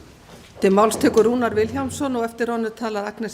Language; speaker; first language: Icelandic; native; Icelandic